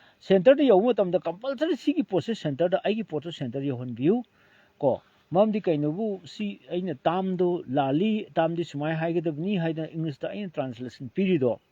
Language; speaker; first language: Manipuri; non-native, local second language; Thado Chin